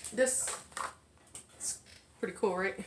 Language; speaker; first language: English; native; English